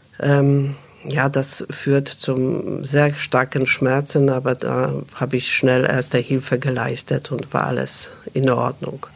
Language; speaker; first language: German; non-native, fluent; Polish